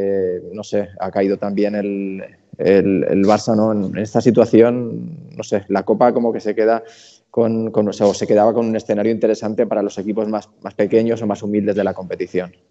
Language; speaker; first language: Spanish; native; Spanish